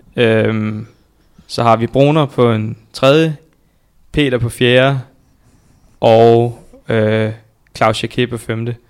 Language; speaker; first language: Danish; native; Danish